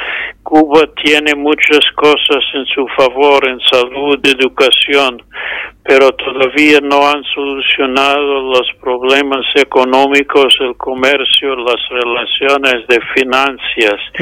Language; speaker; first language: Spanish; non-native, fluent; English